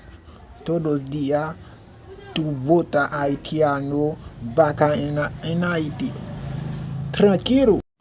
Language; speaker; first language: Spanish; non-native, learner; Haitian Creole